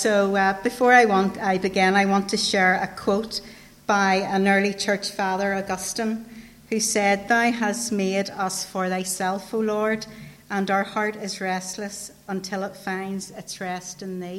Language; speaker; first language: English; native; English